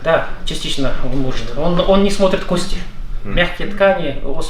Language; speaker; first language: Russian; native; Russian